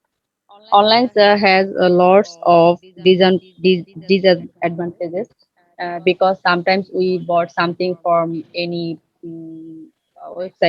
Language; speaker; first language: English; non-native, learner; Bangla